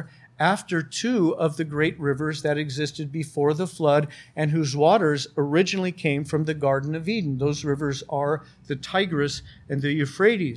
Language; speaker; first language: English; native; English